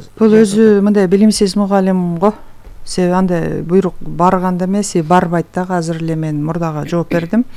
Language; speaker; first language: Kyrgyz; native; Kyrgyz